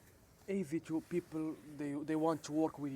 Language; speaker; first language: English; non-native, learner; Arabic